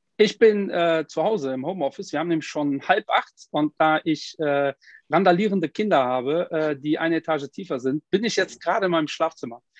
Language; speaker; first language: German; early bilingual, other home language; Portuguese